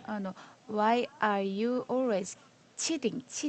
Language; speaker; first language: English; non-native, learner; Korean